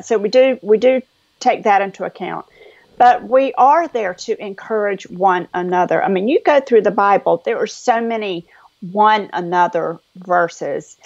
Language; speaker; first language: English; native; English